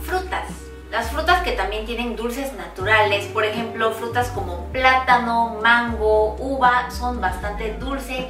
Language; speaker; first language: Spanish; non-native, fluent; Korean